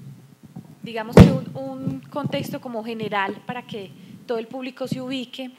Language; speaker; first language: Spanish; native; Spanish